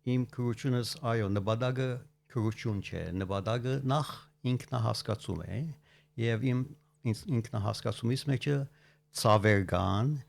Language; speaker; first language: Armenian; early bilingual, heritage; Armenian